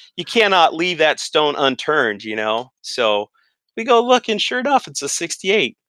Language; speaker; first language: English; native; English